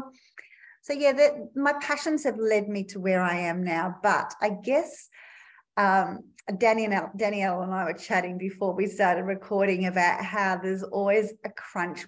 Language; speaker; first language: English; native; English